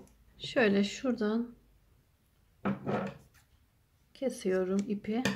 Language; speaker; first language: Turkish; native; Turkish